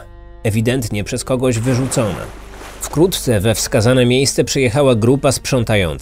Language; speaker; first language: Polish; native; Polish